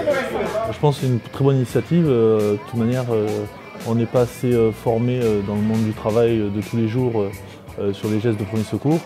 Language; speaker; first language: French; native; French